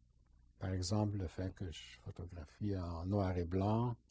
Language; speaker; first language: French; non-native, fluent; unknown